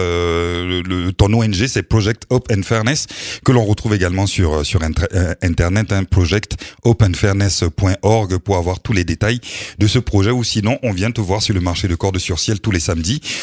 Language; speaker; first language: French; native; French